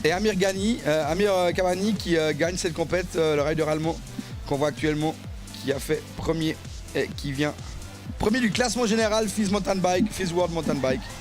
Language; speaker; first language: French; native; French